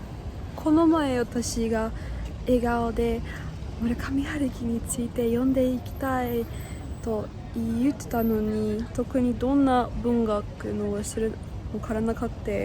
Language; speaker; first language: Japanese; non-native, learner; English